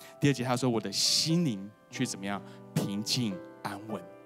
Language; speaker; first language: Chinese; early bilingual, heritage; Chinese